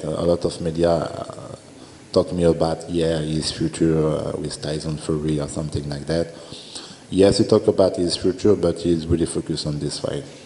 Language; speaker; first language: English; non-native, learner; French